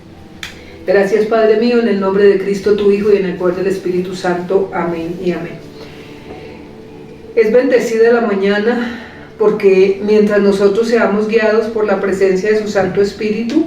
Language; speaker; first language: Spanish; native; Spanish